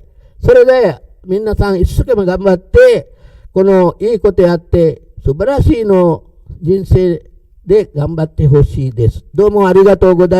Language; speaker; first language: Japanese; non-native, learner; Sinhala